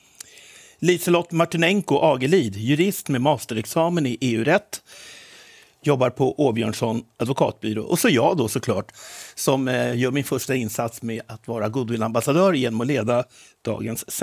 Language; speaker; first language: Swedish; native; Swedish